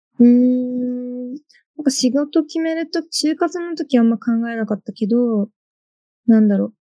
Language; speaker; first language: Japanese; early bilingual, other home language; Chinese